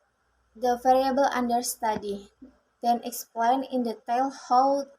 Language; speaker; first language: English; non-native, learner; Indonesian